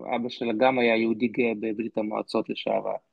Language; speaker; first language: Hebrew; non-native, fluent; Russian